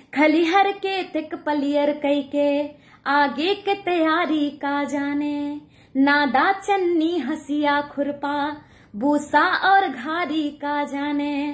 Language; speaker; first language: Hindi; native; Hindi